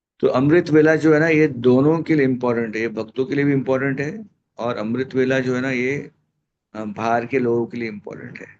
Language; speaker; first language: Hindi; non-native, local second language; Marathi